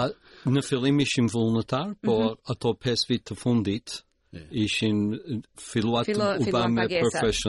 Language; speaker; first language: Albanian; early bilingual, heritage; Albanian